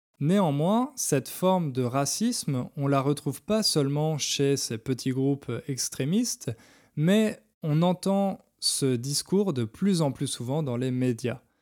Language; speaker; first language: French; native; French